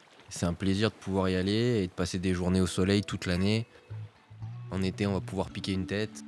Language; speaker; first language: French; native; French